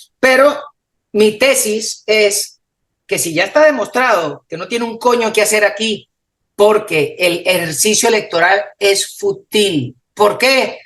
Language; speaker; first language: Spanish; native; Spanish